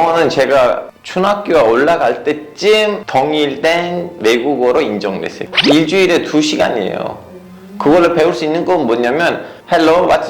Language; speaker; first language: Korean; non-native, fluent; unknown